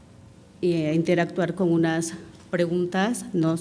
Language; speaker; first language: Spanish; non-native, local second language; Mixtepec Mixtec